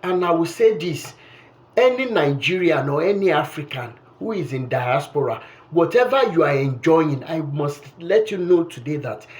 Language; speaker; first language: English; non-native, local second language; Yoruba